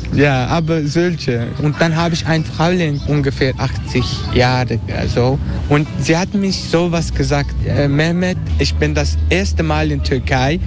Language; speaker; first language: German; non-native, fluent; Turkish